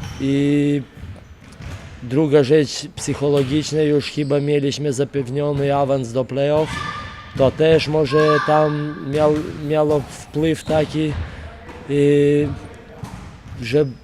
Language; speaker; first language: Polish; non-native, fluent; Lithuanian